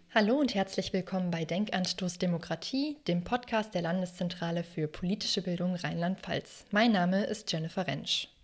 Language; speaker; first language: German; native; German